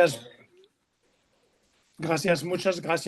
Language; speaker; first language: Spanish; non-native, learner; French